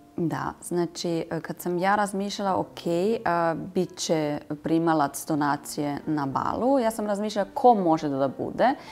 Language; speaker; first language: Serbian; non-native, fluent; German